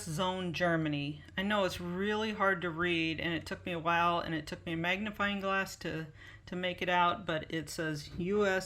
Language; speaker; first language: English; native; English